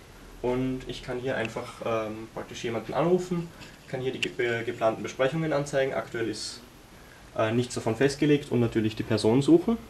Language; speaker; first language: German; native; German